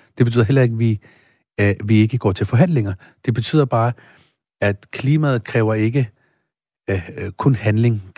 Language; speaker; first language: Danish; early bilingual, other home language; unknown